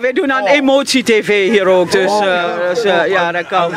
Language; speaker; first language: Dutch; native; Dutch